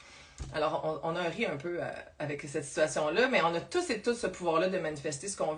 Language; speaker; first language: French; native; French